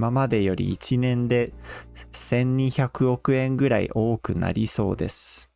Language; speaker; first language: Japanese; non-native, fluent; English